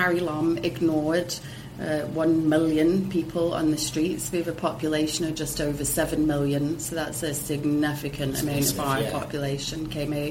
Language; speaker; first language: English; native; English